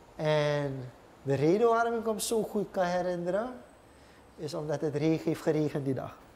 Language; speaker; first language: Dutch; native; Dutch